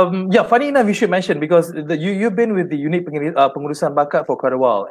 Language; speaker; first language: English; non-native, local second language; Malay